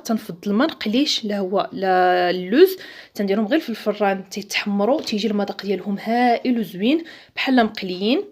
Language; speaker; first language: Arabic; native; Arabic